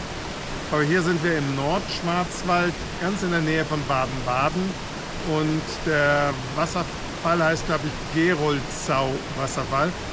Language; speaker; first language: German; native; German